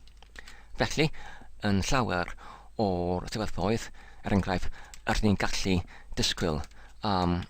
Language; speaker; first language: Welsh; non-native, learner; English